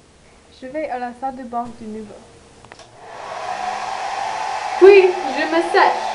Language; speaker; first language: French; non-native, learner; English